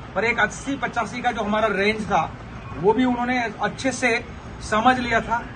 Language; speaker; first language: Hindi; non-native, local second language; Gujarati